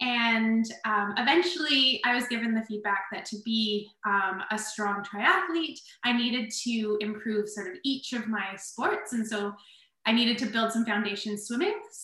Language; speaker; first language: English; native; English